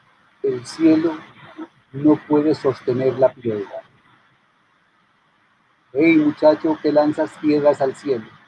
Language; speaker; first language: Spanish; native; Spanish